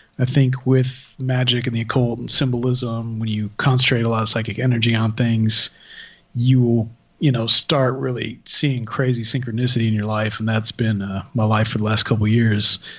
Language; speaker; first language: English; native; English